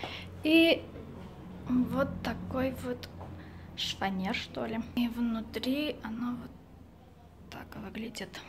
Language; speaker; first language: Russian; non-native, fluent; Armenian